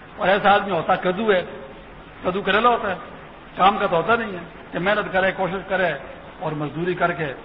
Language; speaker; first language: Urdu; non-native, local second language; Pashto